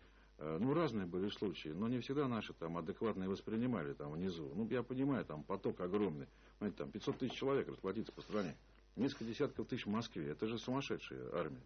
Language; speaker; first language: Russian; native; Russian